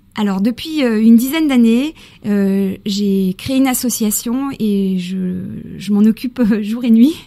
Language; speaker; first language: French; early bilingual, other home language; Spanish